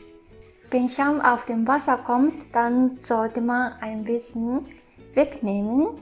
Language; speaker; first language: German; non-native, fluent; Japanese